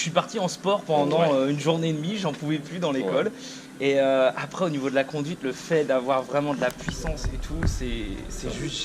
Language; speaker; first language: French; native; French